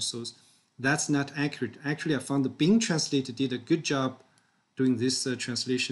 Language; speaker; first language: English; non-native, fluent; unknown